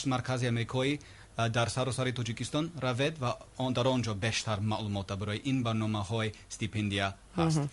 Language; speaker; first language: Persian; non-native, learner; English